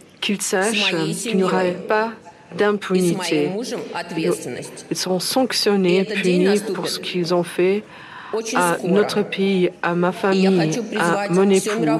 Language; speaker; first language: French; non-native, learner; Russian